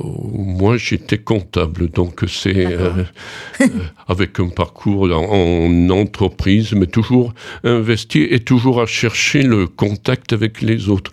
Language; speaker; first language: French; native; French